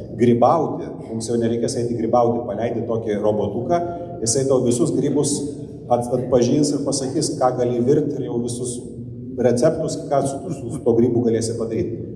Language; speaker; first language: Lithuanian; non-native, local second language; Polish